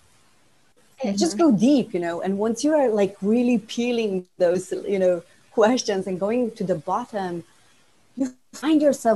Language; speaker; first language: English; non-native, fluent; Slovenian